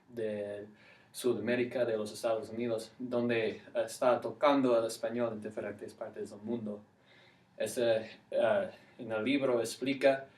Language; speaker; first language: Spanish; non-native, fluent; English